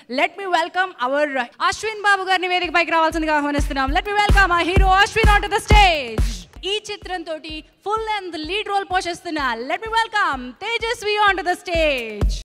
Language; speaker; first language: Telugu; native; Telugu